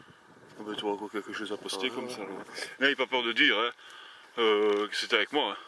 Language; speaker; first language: French; native; French